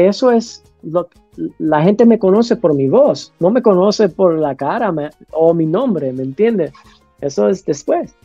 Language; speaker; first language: Spanish; early bilingual, heritage; English